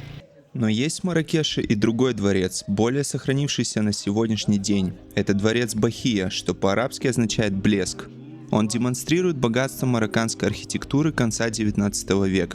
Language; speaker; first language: Russian; native; Russian